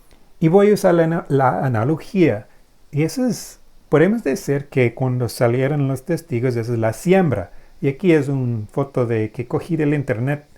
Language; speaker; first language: Spanish; non-native, fluent; English